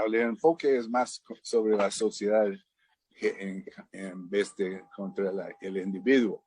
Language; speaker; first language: Spanish; non-native, fluent; English